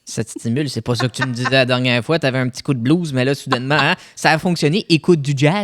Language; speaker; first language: French; native; French